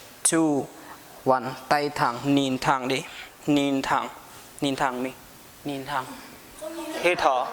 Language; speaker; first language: Vietnamese; non-native, learner; Hindi